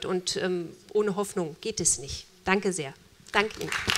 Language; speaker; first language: German; native; German